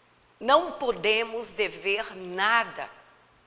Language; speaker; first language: Portuguese; native; Portuguese